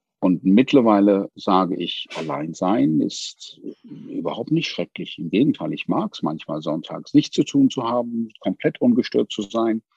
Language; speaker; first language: German; non-native, fluent; English